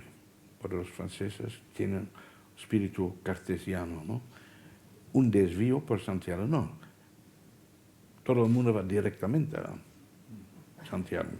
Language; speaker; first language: Spanish; non-native, fluent; Dutch